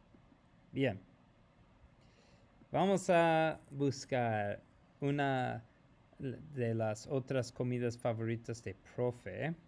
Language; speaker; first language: Spanish; non-native, fluent; English